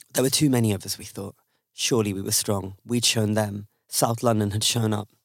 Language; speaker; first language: English; native; English